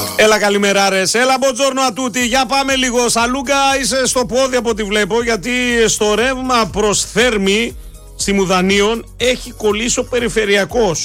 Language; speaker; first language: Greek; native; Greek